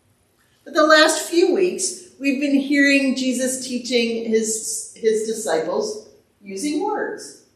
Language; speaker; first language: English; native; English